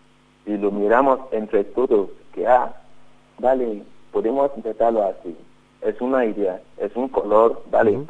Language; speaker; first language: Spanish; non-native, learner; Yoruba